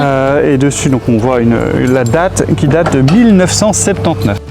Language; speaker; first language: French; native; French